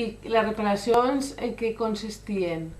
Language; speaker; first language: Catalan; native; Catalan